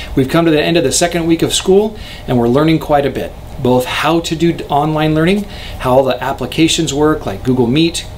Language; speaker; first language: English; native; English